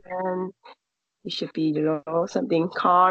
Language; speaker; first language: English; non-native, learner; Korean